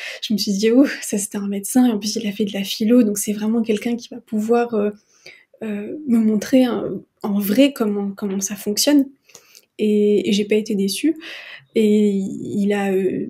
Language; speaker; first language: French; non-native, local second language; Arabic